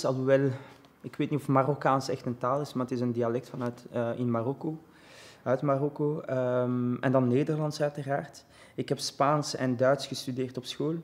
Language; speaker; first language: Dutch; early bilingual, other home language; Arabic